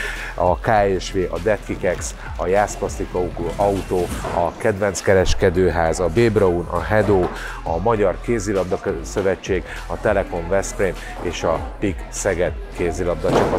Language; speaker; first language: Hungarian; native; Hungarian